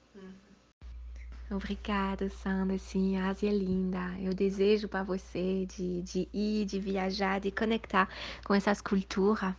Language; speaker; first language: Portuguese; early bilingual, heritage; Portuguese